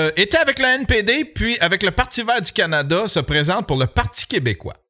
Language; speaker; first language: French; native; French